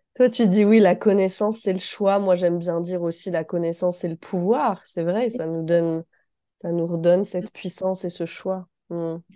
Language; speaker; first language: French; native; French